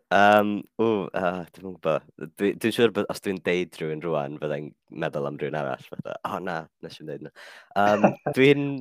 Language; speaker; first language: Welsh; non-native, fluent; Finnish